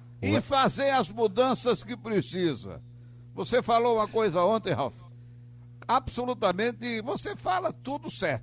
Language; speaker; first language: Portuguese; native; Portuguese